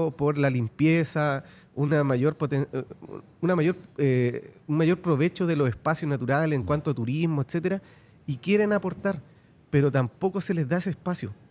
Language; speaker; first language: Spanish; native; Spanish